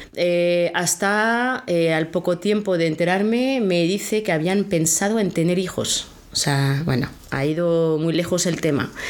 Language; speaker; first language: Spanish; non-native, fluent; French